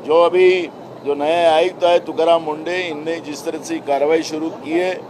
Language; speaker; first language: Hindi; non-native, local second language; Marathi